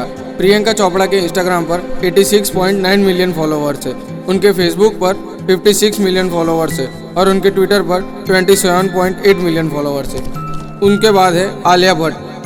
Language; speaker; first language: Hindi; native; Hindi